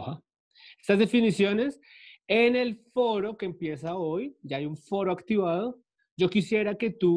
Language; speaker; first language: Spanish; native; Spanish